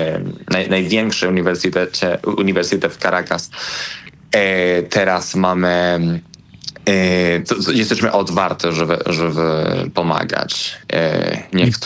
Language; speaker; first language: Polish; non-native, learner; Spanish